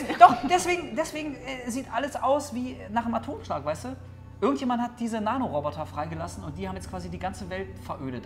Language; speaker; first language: German; native; German